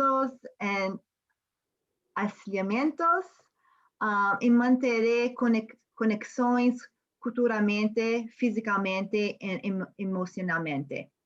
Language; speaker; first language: Spanish; non-native, learner; English